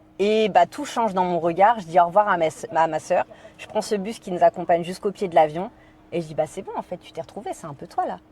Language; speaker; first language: French; native; French